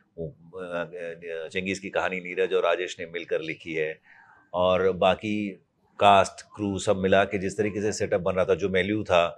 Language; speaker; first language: Hindi; native; Hindi